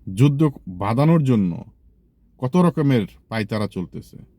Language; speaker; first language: Bangla; native; Bangla